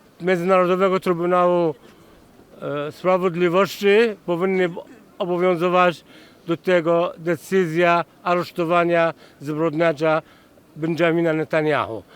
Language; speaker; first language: Polish; non-native, fluent; Arabic